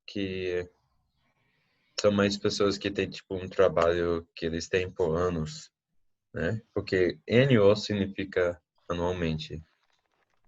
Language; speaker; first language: Portuguese; non-native, fluent; English